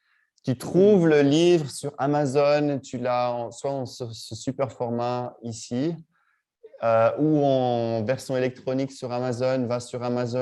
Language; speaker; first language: French; native; French